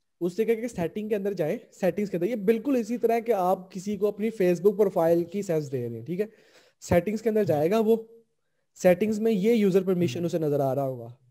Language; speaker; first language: Urdu; non-native, local second language; Punjabi